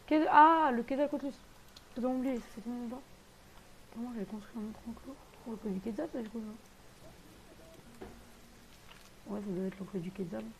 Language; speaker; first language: French; native; French